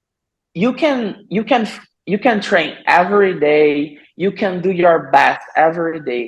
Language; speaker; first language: English; non-native, learner; Portuguese